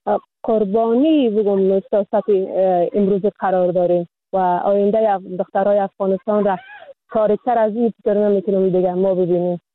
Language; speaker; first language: Persian; native; Persian